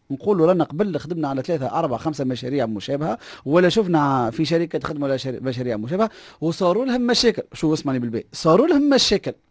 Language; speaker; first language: Arabic; native; Arabic